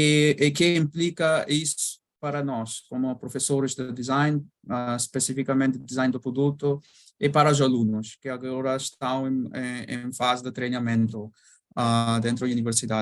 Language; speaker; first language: Portuguese; non-native, learner; Bangla